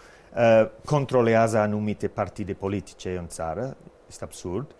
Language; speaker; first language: Romanian; non-native, fluent; English